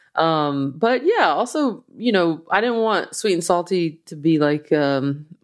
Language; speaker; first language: English; native; English